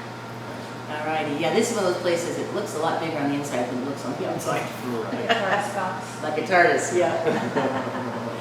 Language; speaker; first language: English; native; English